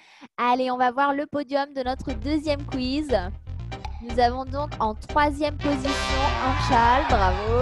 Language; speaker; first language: French; native; French